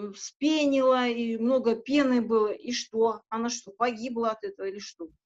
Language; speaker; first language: Russian; non-native, local second language; Kazakh